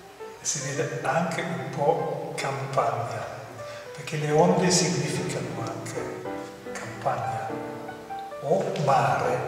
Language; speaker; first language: Italian; non-native, fluent; German